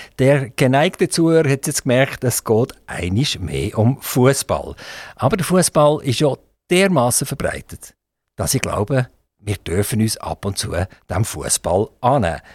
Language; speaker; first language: German; native; German